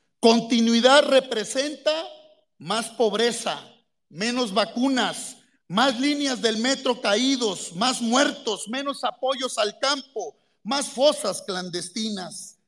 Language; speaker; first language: Spanish; native; Spanish